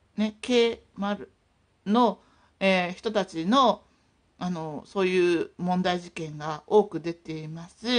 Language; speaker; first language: Japanese; native; Japanese